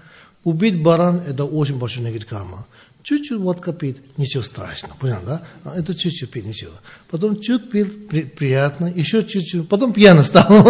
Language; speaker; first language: Russian; non-native, learner; Tibetan